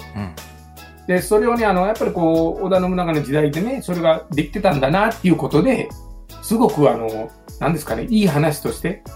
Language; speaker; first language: Japanese; non-native, fluent; Sinhala